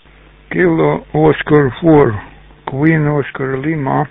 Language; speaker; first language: English; non-native, learner; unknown